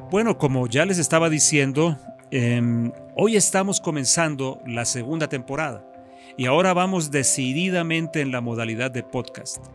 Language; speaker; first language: Spanish; native; Spanish